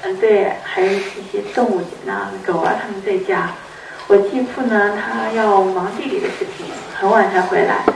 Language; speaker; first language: Chinese; native; Chinese